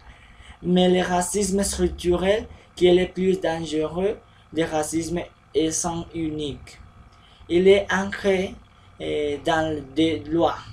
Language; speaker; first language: French; non-native, learner; Spanish